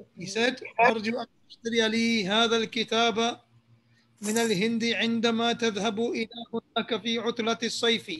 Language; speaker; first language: Arabic; non-native, fluent; English